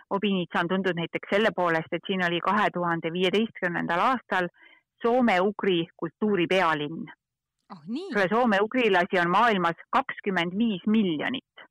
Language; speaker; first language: Estonian; native; Estonian